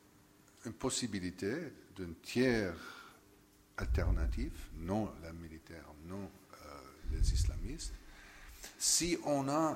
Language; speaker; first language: French; non-native, fluent; English